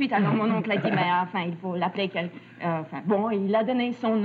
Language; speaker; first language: French; early bilingual, other home language; Russian